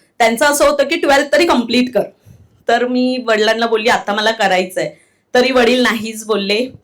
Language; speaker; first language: Marathi; non-native, local second language; Telugu